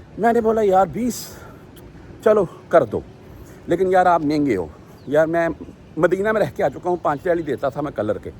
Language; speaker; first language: Urdu; non-native, local second language; Punjabi